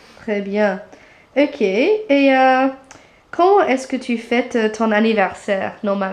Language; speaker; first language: French; non-native, fluent; English